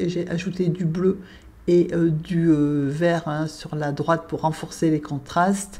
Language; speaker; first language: French; native; French